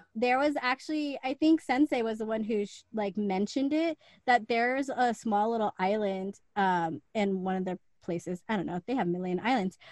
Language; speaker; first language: English; native; English